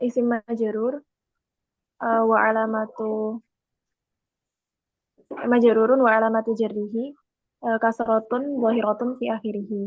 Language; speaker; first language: Arabic; non-native, learner; Indonesian